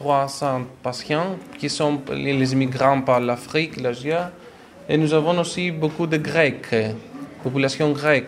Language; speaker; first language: French; non-native, learner; Greek